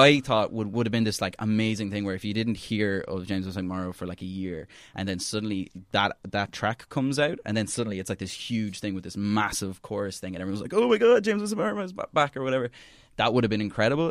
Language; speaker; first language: English; native; English